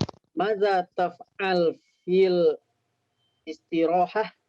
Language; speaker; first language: Arabic; non-native, learner; Indonesian